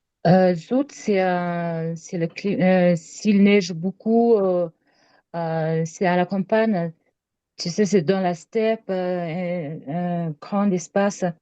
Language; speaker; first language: French; non-native, learner; Mongolian